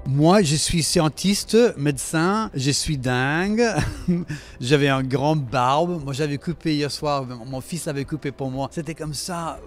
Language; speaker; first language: French; non-native, fluent; English